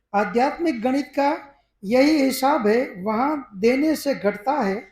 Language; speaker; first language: Hindi; non-native, local second language; Gujarati